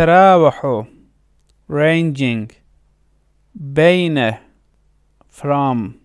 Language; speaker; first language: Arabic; non-native, fluent; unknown